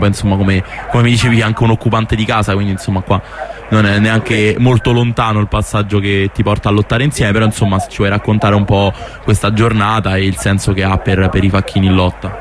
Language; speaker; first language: Italian; native; Italian